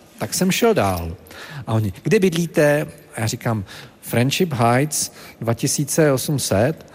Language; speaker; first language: Czech; native; Czech